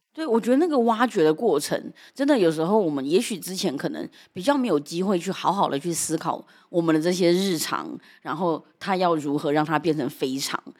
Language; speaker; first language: Chinese; early bilingual, heritage; Chinese